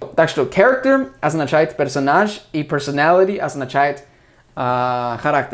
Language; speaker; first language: Russian; non-native, fluent; English